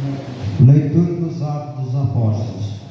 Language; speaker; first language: Portuguese; native; Portuguese